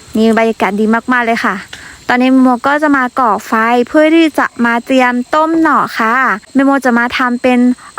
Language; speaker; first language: Thai; non-native, local second language; Karen languages